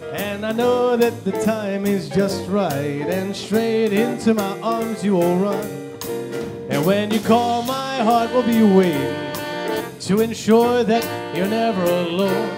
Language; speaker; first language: English; native; English